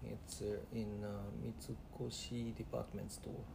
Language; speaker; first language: English; non-native, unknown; Japanese